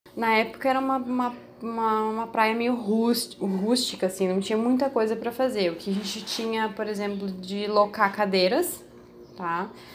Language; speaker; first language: Portuguese; native; Portuguese